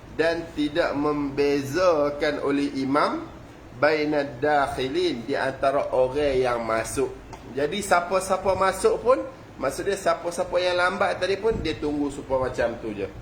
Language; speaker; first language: Malay; native; Malay